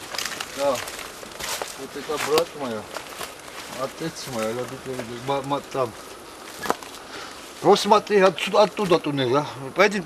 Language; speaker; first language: Russian; non-native, learner; Georgian